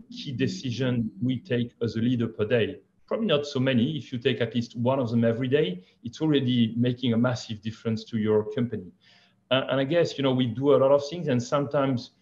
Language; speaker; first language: English; non-native, fluent; French